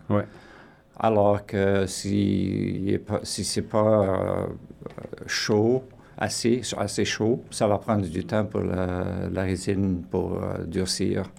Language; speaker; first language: French; non-native, fluent; Portuguese